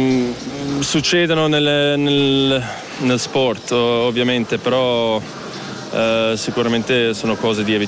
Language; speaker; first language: Italian; non-native, local second language; German